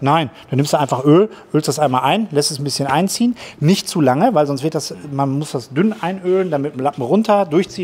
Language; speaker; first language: German; native; German